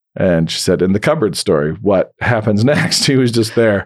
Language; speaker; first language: English; native; English